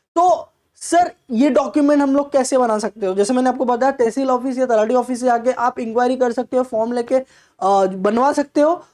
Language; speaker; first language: Hindi; non-native, local second language; Marathi